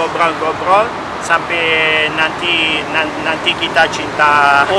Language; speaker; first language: Indonesian; non-native, learner; Italian